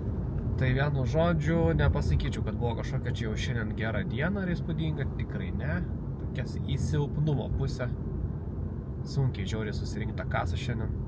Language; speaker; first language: Lithuanian; native; Lithuanian